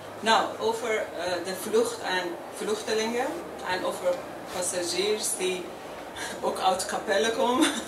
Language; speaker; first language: Dutch; non-native, fluent; Persian